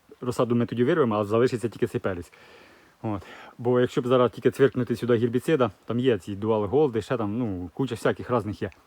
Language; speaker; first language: Ukrainian; native; Ukrainian